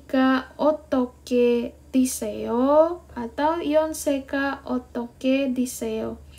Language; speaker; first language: Korean; non-native, learner; Indonesian